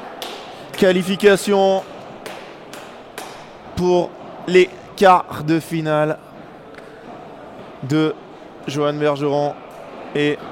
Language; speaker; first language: French; native; French